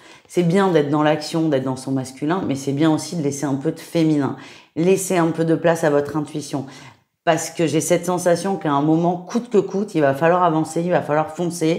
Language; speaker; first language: French; native; French